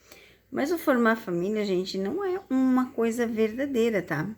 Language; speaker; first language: Portuguese; native; Portuguese